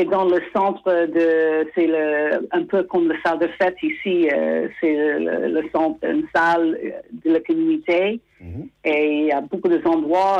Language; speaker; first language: French; non-native, fluent; English